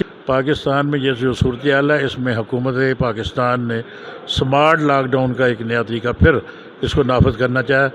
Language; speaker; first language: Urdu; non-native, local second language; Punjabi